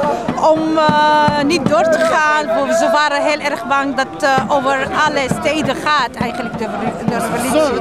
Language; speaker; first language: Dutch; non-native, fluent; Arabic